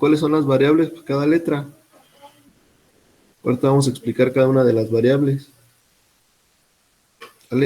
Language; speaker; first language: Spanish; native; Spanish